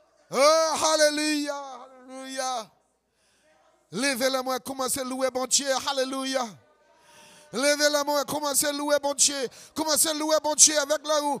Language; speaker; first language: French; non-native, local second language; Guadeloupean Creole French